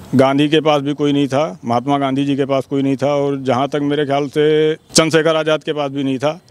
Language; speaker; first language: Hindi; native; Hindi